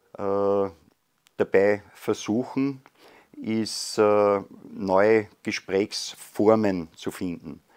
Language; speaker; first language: German; native; German